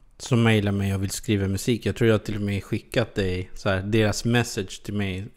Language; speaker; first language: Swedish; native; Swedish